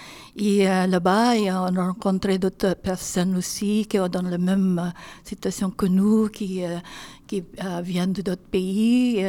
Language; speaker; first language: French; non-native, learner; Filipino